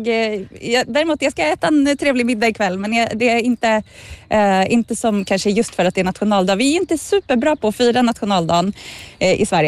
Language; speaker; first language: Swedish; native; Swedish